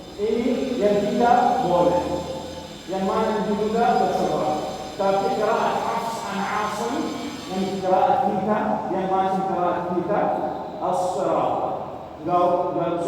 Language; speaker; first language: Indonesian; non-native, learner; Arabic